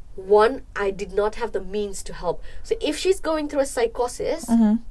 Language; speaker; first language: English; non-native, local second language; Nepali